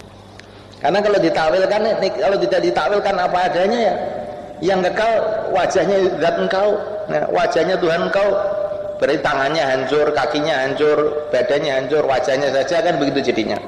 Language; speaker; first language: Indonesian; native; Indonesian